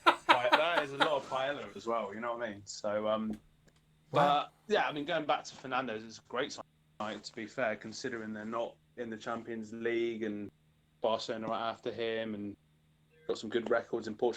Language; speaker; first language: English; native; English